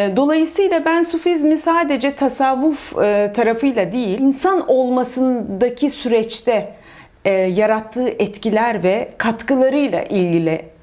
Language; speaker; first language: Turkish; native; Turkish